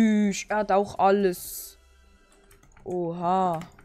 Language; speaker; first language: German; native; German